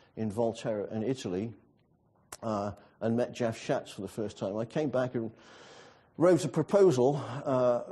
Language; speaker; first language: English; native; English